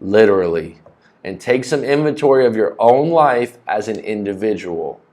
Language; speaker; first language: English; native; English